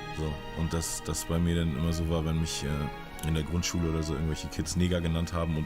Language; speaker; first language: German; native; German